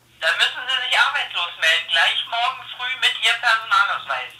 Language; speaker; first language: German; native; German